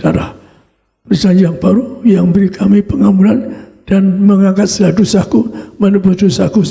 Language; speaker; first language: Indonesian; native; Indonesian